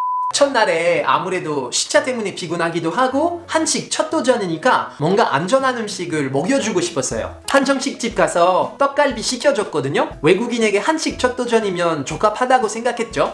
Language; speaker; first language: Korean; non-native, fluent; French